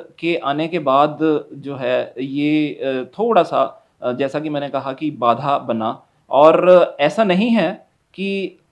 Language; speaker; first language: Hindi; native; Hindi